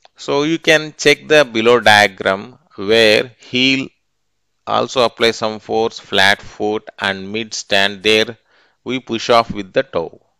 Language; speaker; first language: English; non-native, local second language; Telugu